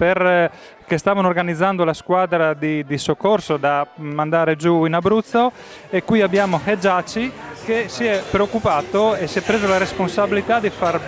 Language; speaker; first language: Italian; native; Italian